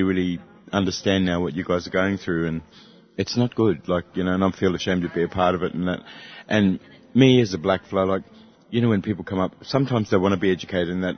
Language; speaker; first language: English; native; English